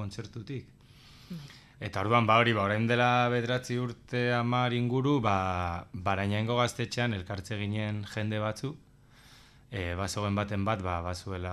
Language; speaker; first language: Basque; non-native, local second language; Spanish